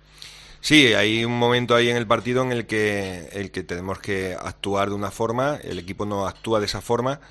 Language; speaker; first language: Spanish; native; Spanish